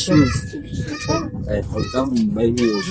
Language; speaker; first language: English; non-native, learner; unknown